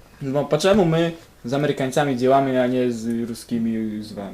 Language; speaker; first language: Russian; non-native, learner; Polish